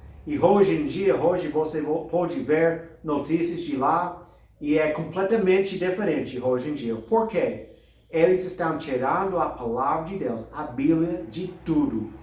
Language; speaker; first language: Portuguese; non-native, fluent; English